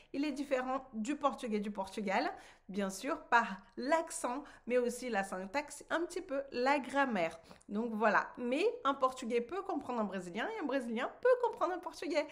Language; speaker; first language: French; non-native, fluent; Portuguese